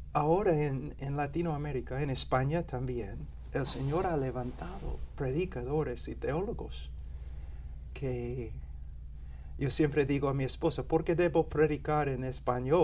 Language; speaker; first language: Spanish; non-native, fluent; English